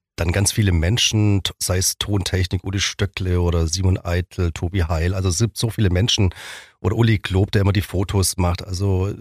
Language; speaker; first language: German; native; German